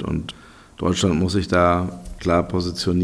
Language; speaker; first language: German; native; German